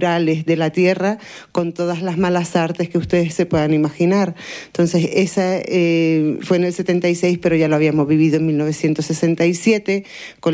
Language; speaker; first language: Spanish; native; Spanish